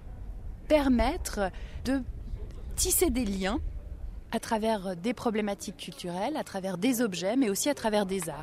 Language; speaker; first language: French; native; French